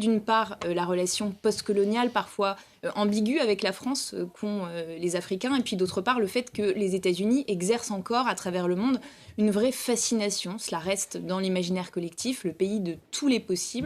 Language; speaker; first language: French; native; French